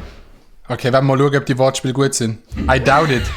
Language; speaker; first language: German; native; German